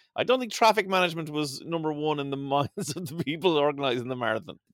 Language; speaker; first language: English; native; English